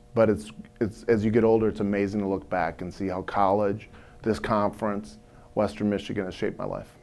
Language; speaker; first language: English; native; English